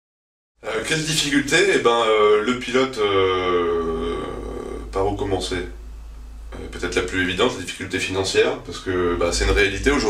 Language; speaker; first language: French; native; French